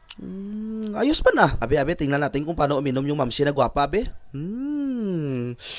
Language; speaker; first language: Filipino; non-native, local second language; Hiligaynon